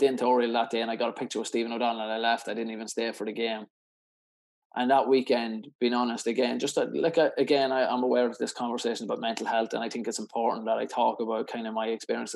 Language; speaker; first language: English; native; English